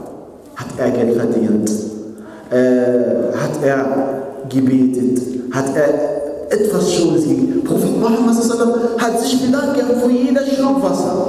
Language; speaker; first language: German; non-native, fluent; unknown